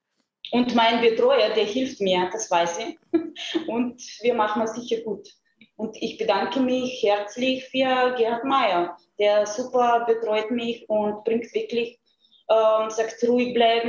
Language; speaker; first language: German; non-native, fluent; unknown